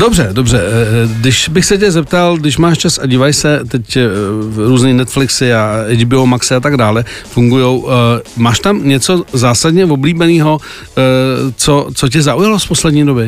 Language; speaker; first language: Czech; native; Czech